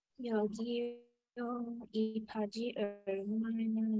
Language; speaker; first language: Korean; non-native, learner; Malay